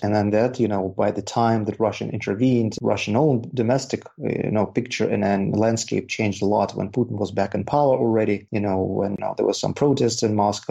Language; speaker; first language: English; non-native, fluent; Russian